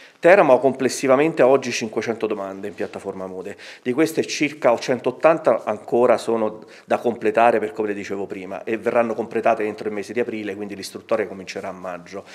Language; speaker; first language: Italian; native; Italian